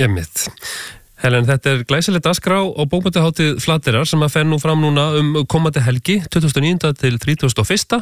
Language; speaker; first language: Icelandic; native; Icelandic